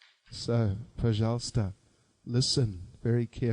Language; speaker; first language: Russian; non-native, learner; English